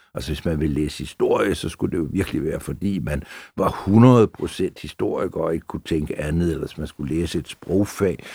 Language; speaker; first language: Danish; native; Danish